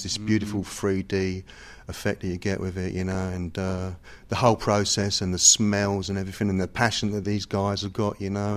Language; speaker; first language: English; native; English